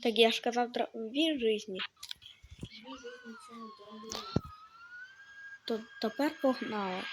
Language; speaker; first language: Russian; non-native, local second language; Ukrainian